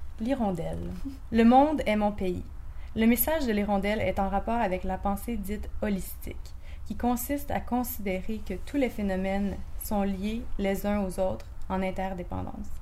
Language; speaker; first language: French; native; French